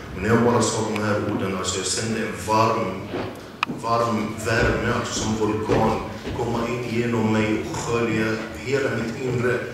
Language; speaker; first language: Swedish; early bilingual, other home language; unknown